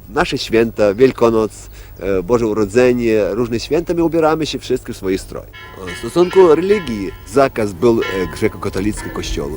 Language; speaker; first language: Polish; non-native, local second language; Ukrainian